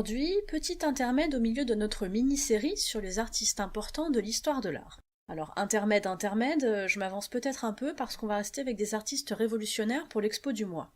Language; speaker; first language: French; native; French